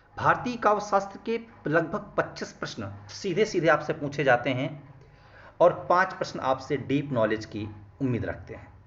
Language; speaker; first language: Hindi; native; Hindi